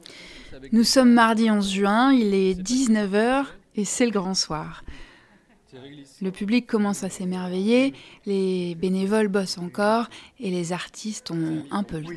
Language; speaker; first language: French; native; French